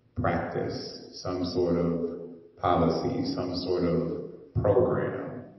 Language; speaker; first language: English; native; English